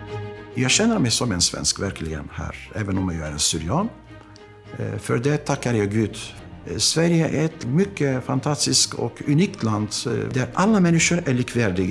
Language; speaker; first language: Swedish; non-native, fluent; Aramaic